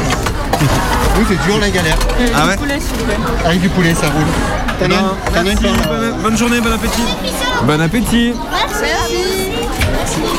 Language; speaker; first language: French; native; French